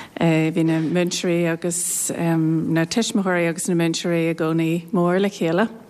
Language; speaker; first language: Irish; non-native, local second language; English